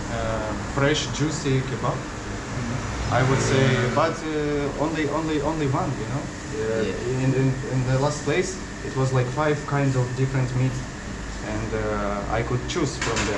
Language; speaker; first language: English; non-native, fluent; Russian